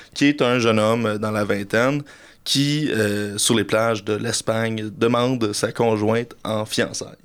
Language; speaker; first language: French; native; French